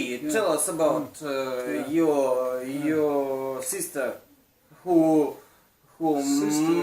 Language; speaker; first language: English; non-native, learner; Russian